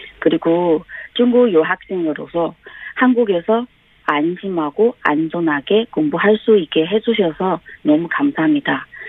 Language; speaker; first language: Korean; non-native, fluent; Chinese